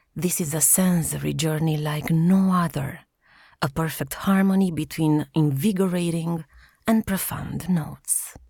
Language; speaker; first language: English; non-native, fluent; Romanian